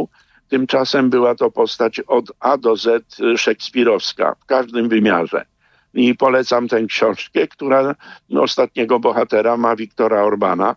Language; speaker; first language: Polish; native; Polish